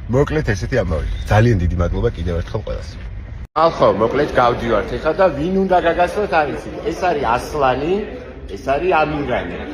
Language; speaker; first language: Georgian; native; Georgian